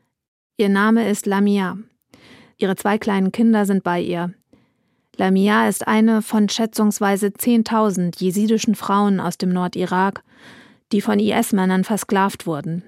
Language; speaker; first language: German; native; German